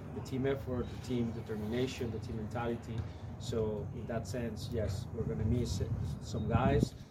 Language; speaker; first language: English; non-native, fluent; Spanish